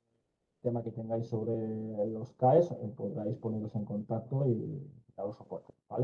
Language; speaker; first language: Spanish; native; Spanish